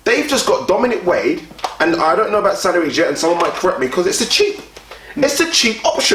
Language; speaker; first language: English; native; English